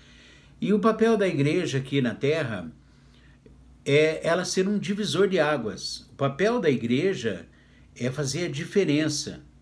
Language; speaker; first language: Portuguese; native; Portuguese